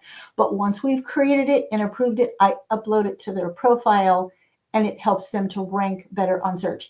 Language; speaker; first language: English; native; English